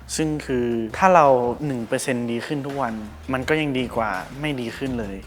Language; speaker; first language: Thai; early bilingual, heritage; Spanish